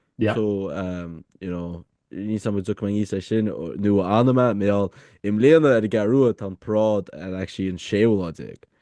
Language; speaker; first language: Irish; native; Irish